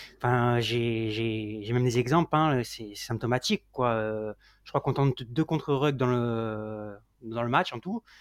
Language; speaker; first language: French; native; French